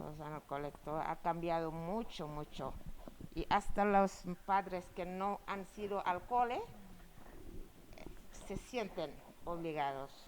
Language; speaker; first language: Spanish; non-native, fluent; Wolof